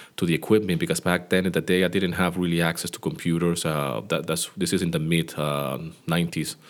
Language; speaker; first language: English; non-native, fluent; Greek